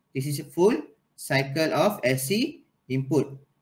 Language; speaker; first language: English; non-native, local second language; Malay